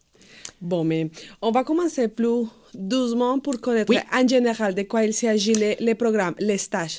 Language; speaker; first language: French; non-native, fluent; Spanish